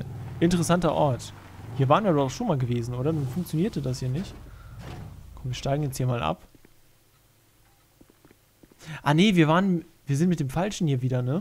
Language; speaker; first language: German; native; German